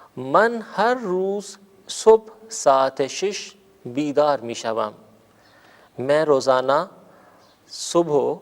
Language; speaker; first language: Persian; non-native, fluent; Urdu